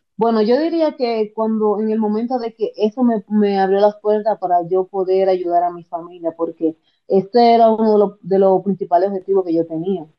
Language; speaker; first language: Spanish; native; Spanish